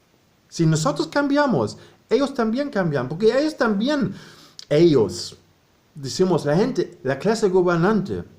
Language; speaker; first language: Spanish; non-native, fluent; German